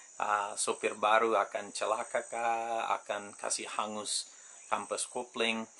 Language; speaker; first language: Indonesian; non-native, fluent; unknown